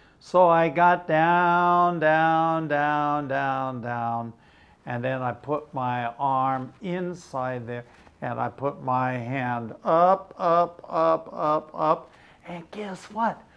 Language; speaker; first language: English; native; English